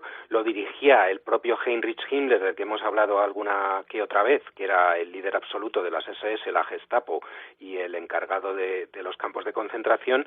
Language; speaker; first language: Spanish; native; Spanish